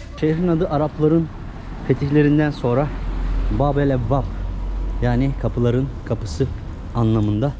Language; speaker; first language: Turkish; native; Turkish